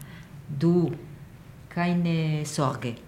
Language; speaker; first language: German; non-native, learner; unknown